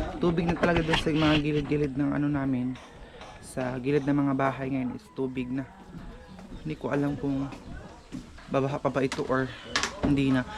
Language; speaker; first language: Filipino; non-native, local second language; Cebuano